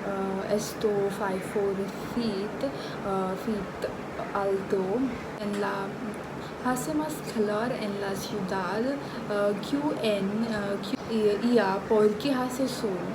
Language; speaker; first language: Spanish; non-native, learner; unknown